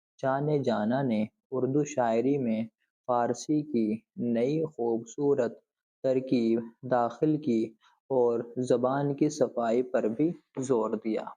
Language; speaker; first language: Urdu; native; Urdu